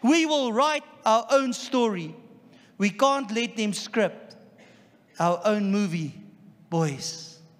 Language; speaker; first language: English; non-native, local second language; Afrikaans